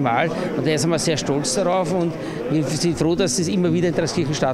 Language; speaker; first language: German; native; German